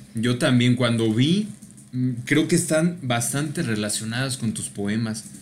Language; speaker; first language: Spanish; native; Spanish